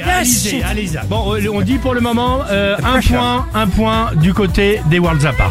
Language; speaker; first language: French; native; French